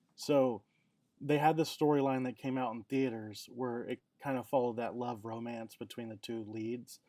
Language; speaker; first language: English; native; English